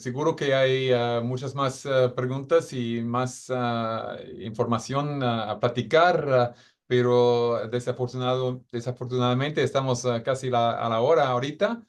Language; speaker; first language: Spanish; non-native, fluent; English